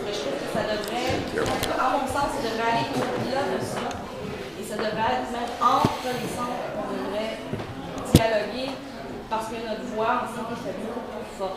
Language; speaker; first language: French; native; French